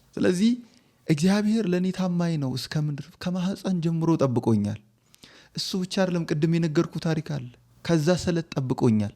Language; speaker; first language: Amharic; native; Amharic